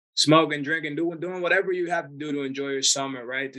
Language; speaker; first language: English; early bilingual, other home language; Spanish